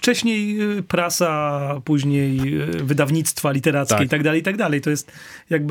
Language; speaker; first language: Polish; native; Polish